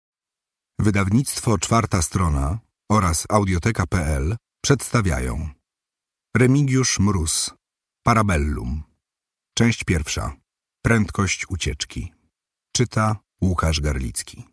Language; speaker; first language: Polish; native; Polish